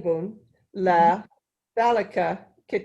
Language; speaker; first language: Arabic; non-native, learner; English